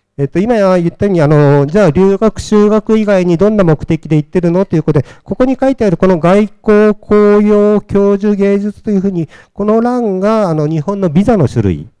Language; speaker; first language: Japanese; native; Japanese